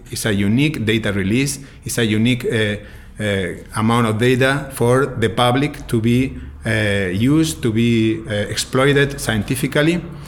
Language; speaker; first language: English; non-native, fluent; Spanish